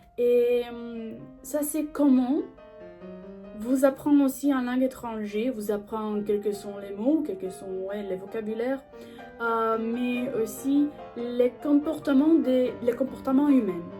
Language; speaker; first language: French; non-native, learner; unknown